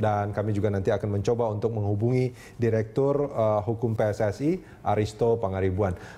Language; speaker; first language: Indonesian; native; Indonesian